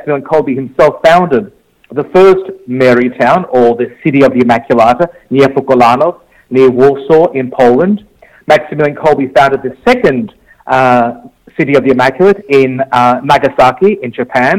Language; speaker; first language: English; native; English